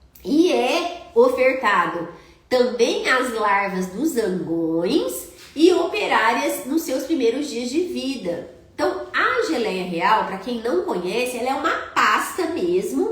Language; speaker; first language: Portuguese; native; Portuguese